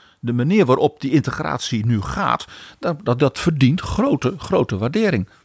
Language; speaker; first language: Dutch; native; Dutch